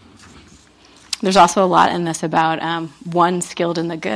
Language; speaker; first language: English; native; English